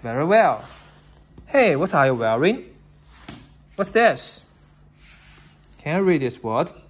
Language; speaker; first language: English; non-native, fluent; Chinese